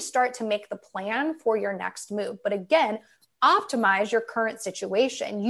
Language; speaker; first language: English; native; English